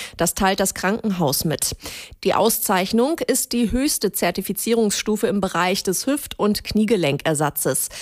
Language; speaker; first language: German; native; German